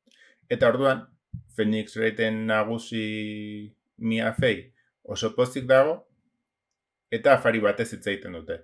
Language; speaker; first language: Basque; non-native, local second language; Spanish